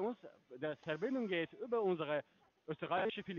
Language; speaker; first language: German; non-native, learner; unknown